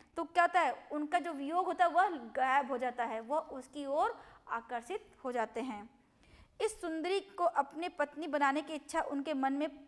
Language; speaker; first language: Hindi; non-native, local second language; Gujarati